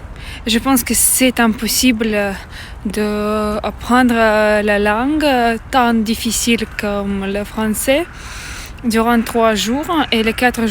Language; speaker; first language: French; non-native, learner; Russian